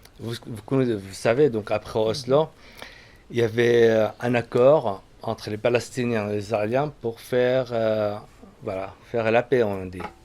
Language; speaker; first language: French; non-native, fluent; Arabic